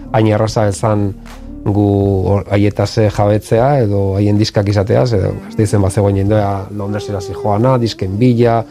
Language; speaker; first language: Basque; native; Basque